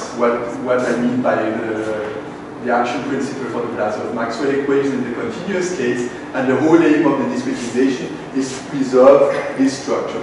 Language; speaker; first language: English; non-native, fluent; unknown